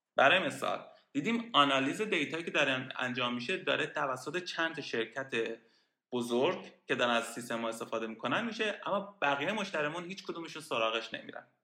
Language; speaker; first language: Persian; native; Persian